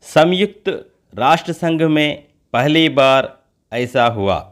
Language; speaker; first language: Hindi; non-native, local second language; Telugu